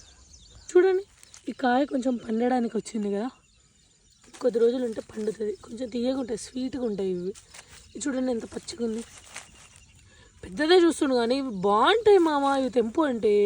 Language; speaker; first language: Telugu; native; Telugu